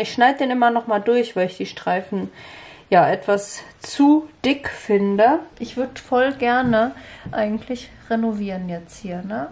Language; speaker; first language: German; native; German